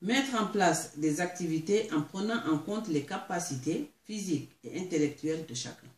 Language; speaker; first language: French; non-native, local second language; Mandingo